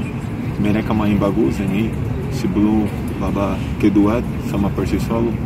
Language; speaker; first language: Indonesian; non-native, learner; Portuguese